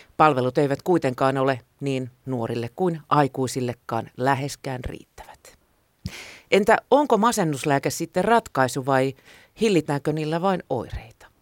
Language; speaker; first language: Finnish; native; Finnish